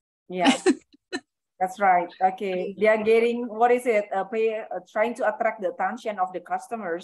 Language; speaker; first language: English; non-native, fluent; Indonesian